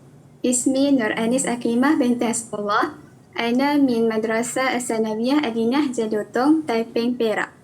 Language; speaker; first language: Arabic; non-native, learner; Malay